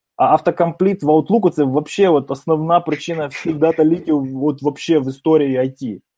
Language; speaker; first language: Ukrainian; native; Ukrainian